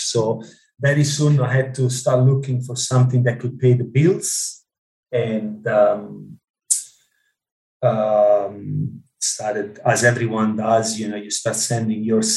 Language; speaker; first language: English; non-native, fluent; Italian